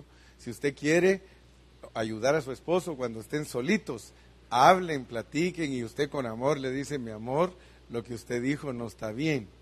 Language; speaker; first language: Spanish; native; Spanish